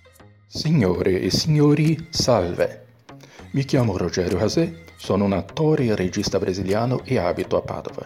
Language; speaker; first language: Italian; non-native, fluent; Portuguese